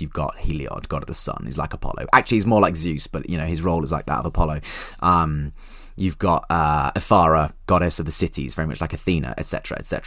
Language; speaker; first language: English; native; English